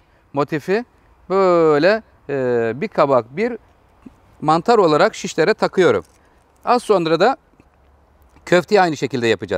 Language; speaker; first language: Turkish; native; Turkish